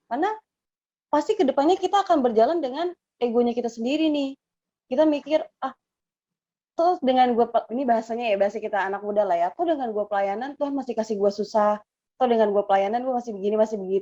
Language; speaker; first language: Indonesian; native; Indonesian